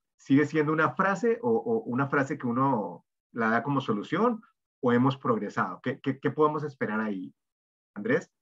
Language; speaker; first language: Spanish; native; Spanish